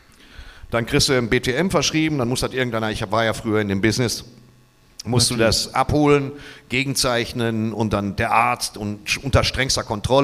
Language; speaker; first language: German; native; German